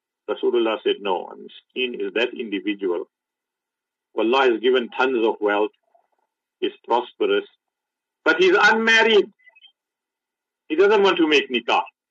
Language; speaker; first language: English; native; English